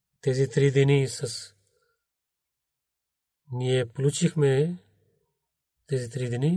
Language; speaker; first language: Bulgarian; non-native, learner; Urdu